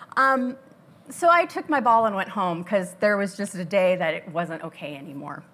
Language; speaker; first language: English; native; English